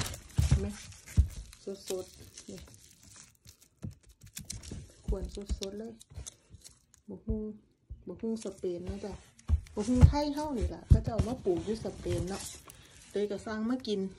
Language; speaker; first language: Thai; non-native, local second language; Northeastern Thai